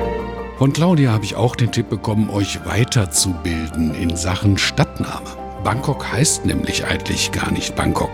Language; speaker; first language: German; native; German